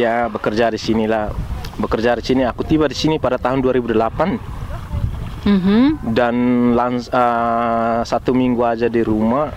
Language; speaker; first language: Indonesian; non-native, local second language; Tetum